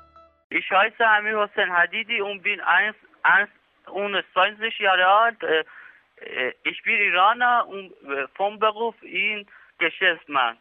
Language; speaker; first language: German; non-native, learner; Persian